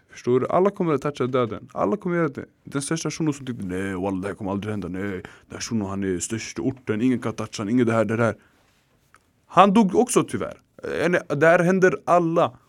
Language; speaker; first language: Swedish; early bilingual, other home language; Arabic